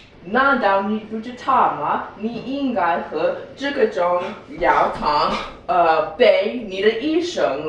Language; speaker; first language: Chinese; non-native, learner; English